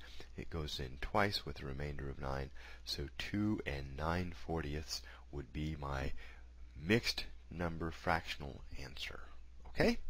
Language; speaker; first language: English; native; English